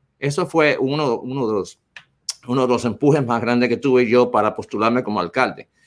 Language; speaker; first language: Spanish; early bilingual, heritage; Spanish